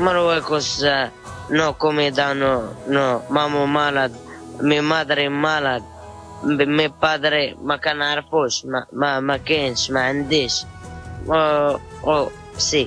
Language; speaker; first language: Spanish; non-native, learner; Arabic